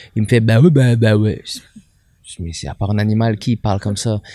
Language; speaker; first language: French; native; French